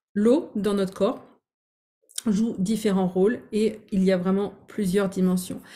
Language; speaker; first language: French; native; French